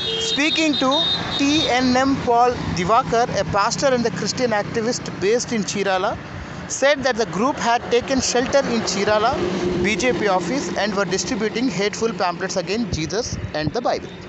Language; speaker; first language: English; non-native, local second language; Telugu